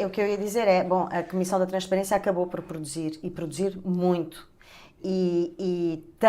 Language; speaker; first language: Portuguese; native; Portuguese